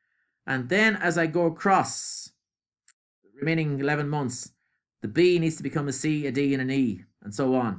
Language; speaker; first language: English; native; English